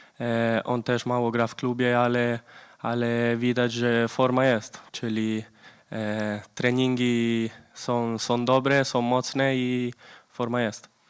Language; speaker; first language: Polish; early bilingual, heritage; Polish